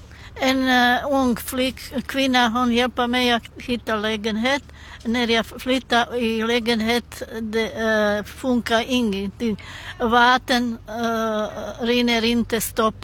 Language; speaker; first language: Swedish; non-native, learner; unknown